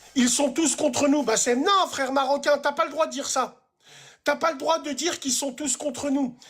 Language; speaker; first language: French; early bilingual, other home language; Arabic